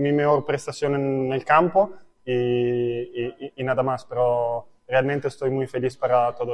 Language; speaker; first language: Spanish; non-native, fluent; Italian